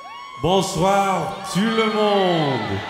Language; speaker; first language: French; non-native, learner; English